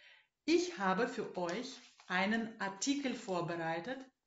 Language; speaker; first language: German; non-native, fluent; Russian